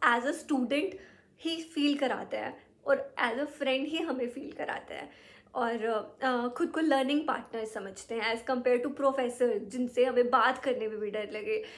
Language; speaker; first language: Hindi; native; Hindi